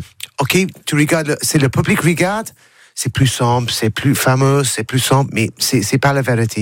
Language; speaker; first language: French; non-native, learner; English